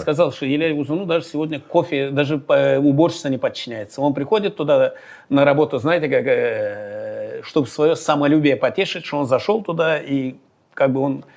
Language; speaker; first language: Russian; non-native, local second language; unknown